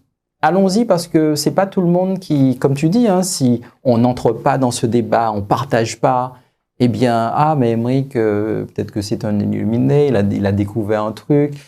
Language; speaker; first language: French; native; French